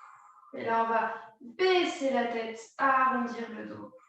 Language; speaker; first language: French; native; French